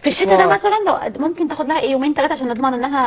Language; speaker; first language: Arabic; native; Arabic